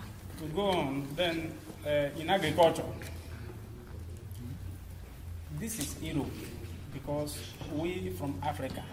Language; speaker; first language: English; non-native, learner; Italian